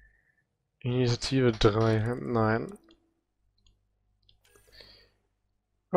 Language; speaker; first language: German; native; German